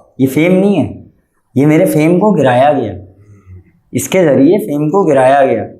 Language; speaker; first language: Urdu; native; Urdu